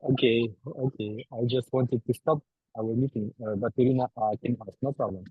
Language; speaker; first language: English; non-native, learner; Ukrainian